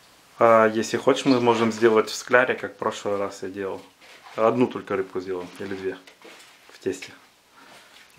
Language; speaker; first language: Russian; native; Russian